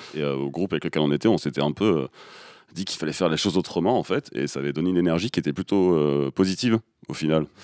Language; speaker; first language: French; native; French